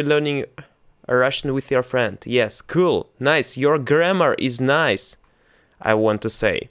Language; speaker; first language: English; non-native, fluent; Russian